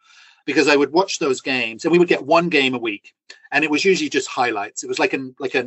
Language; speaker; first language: English; native; English